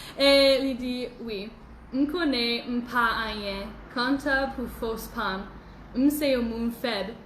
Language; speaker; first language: Haitian Creole; non-native, learner; English